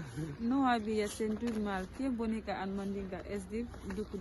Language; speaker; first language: Catalan; non-native, learner; Mandingo